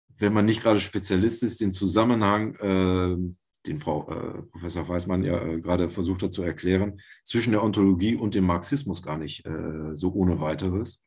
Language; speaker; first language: German; native; German